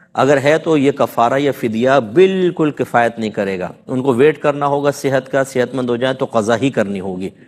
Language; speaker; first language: Urdu; native; Urdu